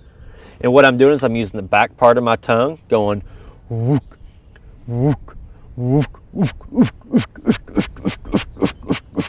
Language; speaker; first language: English; native; English